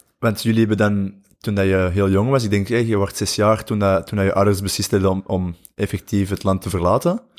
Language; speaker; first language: Dutch; native; Dutch